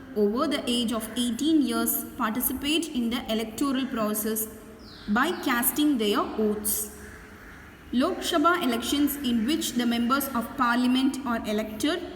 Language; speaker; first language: English; non-native, local second language; Tamil